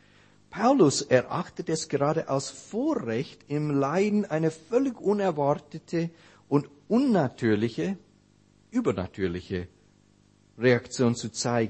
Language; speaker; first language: German; non-native, fluent; English